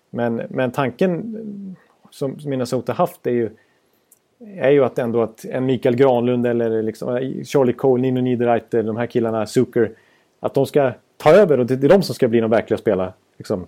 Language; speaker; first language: Swedish; native; Swedish